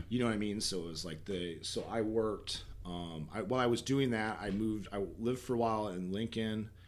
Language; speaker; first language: English; native; English